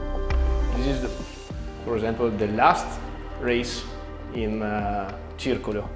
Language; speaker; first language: English; non-native, learner; Italian